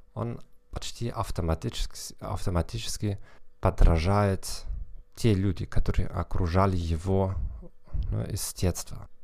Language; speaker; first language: Russian; non-native, fluent; German